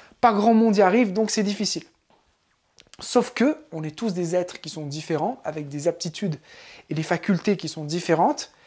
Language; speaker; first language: French; native; French